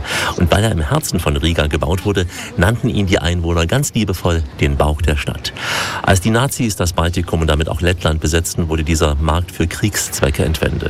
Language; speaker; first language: German; native; German